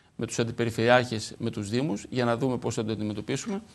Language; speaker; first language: Greek; native; Greek